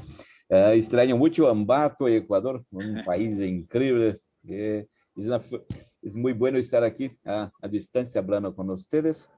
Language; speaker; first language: Spanish; non-native, fluent; Portuguese